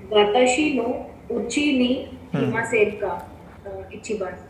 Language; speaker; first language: Japanese; non-native, learner; Hindi